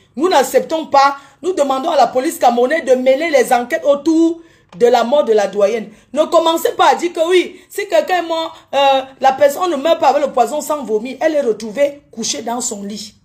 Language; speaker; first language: French; native; French